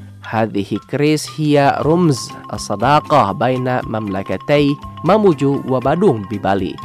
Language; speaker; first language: Arabic; non-native, fluent; Indonesian